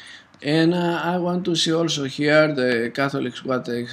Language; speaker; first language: English; non-native, fluent; Greek